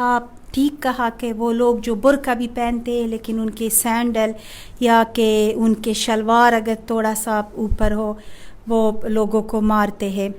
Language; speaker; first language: Hindi; non-native, fluent; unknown